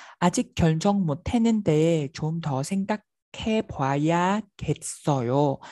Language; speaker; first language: Korean; non-native, fluent; Vietnamese